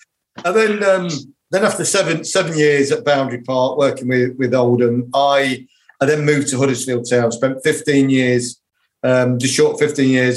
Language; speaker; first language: English; native; English